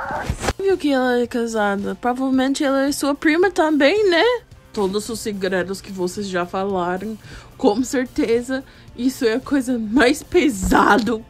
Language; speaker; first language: Portuguese; non-native, learner; English